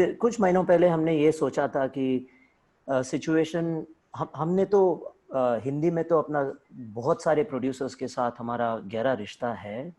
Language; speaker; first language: Hindi; non-native, local second language; Tamil